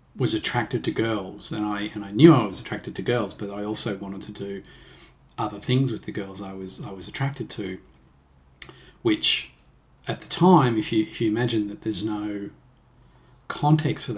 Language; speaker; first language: English; native; English